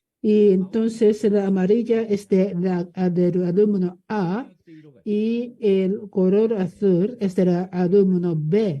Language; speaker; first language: Spanish; non-native, learner; Japanese